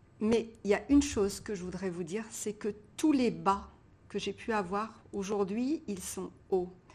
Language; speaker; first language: French; early bilingual, other home language; Portuguese